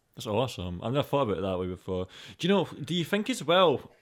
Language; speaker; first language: English; native; English